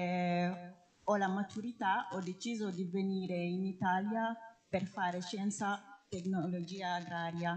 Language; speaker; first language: Italian; non-native, fluent; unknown